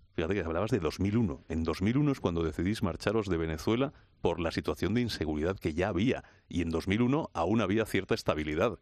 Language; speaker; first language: Spanish; native; Spanish